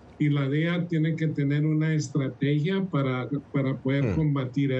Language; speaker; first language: Spanish; early bilingual, heritage; Spanish